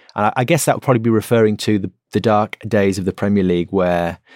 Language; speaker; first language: English; native; English